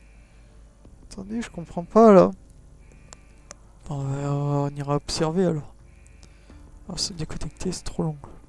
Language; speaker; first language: French; native; French